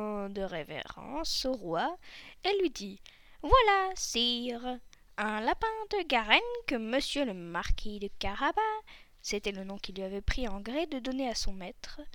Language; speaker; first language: French; native; French